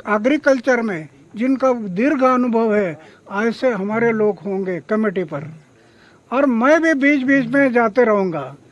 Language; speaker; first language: Hindi; non-native, local second language; Marathi